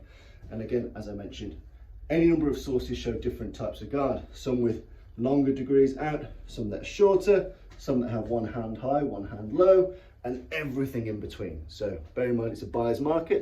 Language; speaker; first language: English; native; English